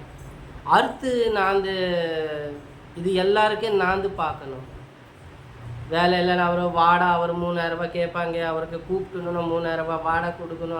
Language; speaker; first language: Tamil; non-native, local second language; Urdu